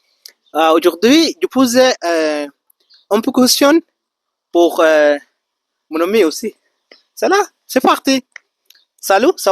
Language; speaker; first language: French; non-native, learner; Arabic